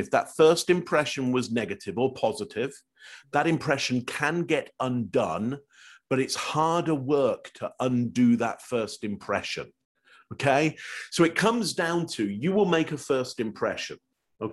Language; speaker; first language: English; native; English